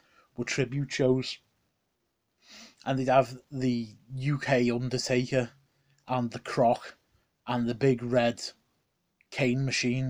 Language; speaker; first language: English; native; English